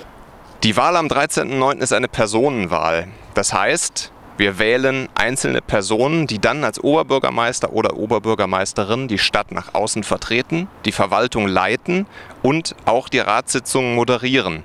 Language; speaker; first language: German; native; German